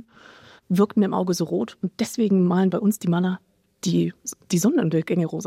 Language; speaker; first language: German; native; German